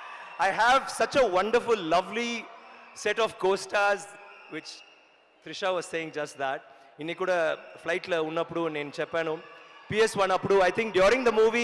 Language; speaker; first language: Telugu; non-native, learner; Tamil